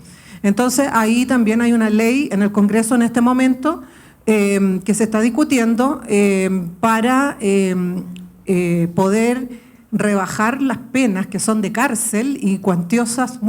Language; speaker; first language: Spanish; native; Spanish